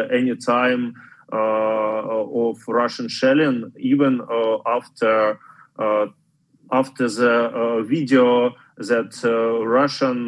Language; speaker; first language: English; non-native, fluent; Ukrainian